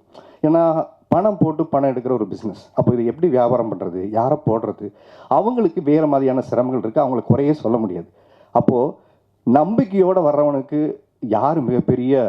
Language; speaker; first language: Tamil; native; Tamil